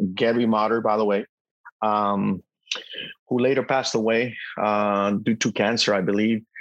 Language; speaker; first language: English; non-native, fluent; Spanish